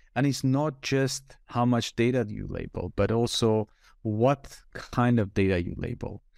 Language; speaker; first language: English; non-native, fluent; Armenian